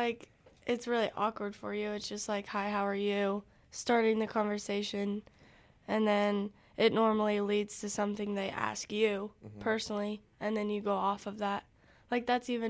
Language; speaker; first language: English; native; English